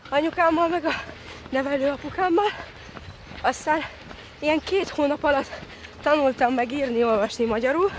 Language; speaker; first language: Hungarian; early bilingual, other home language; Russian